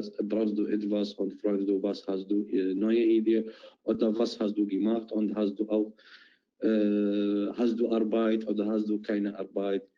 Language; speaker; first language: German; non-native, learner; Arabic